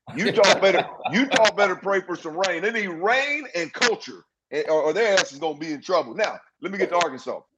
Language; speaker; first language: English; native; English